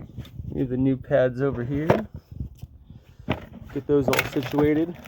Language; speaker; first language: English; native; English